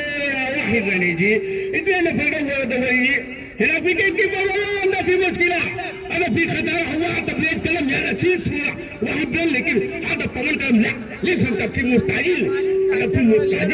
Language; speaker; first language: Arabic; non-native, learner; Hindi